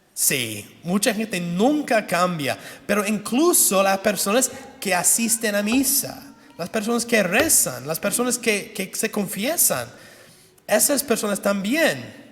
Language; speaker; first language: Spanish; non-native, fluent; English